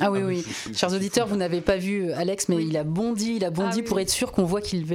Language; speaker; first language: French; native; French